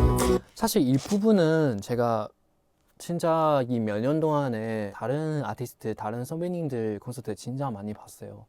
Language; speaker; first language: Korean; non-native, fluent; Chinese